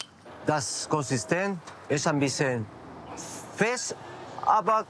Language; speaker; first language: German; non-native, learner; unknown